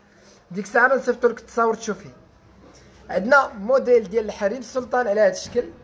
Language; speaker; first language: Arabic; native; Arabic